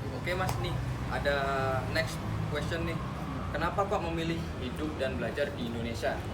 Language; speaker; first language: Indonesian; native; Indonesian